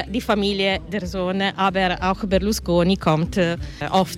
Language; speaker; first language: German; non-native, learner; Italian